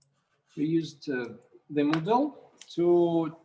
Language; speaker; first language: English; non-native, learner; Russian